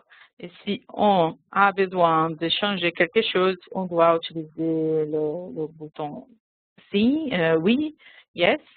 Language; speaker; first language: French; non-native, fluent; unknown